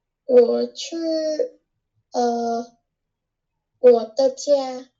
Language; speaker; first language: Chinese; non-native, learner; Vietnamese